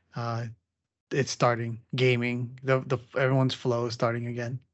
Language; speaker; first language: English; native; English